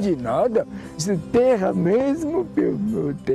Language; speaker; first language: Portuguese; non-native, learner; Korean